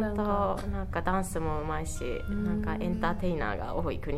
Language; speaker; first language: Japanese; native; Japanese